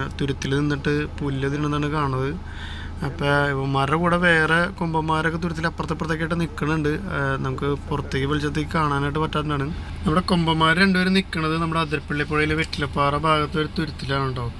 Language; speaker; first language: Malayalam; native; Malayalam